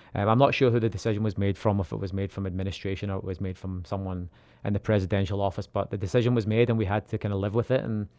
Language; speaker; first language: English; native; English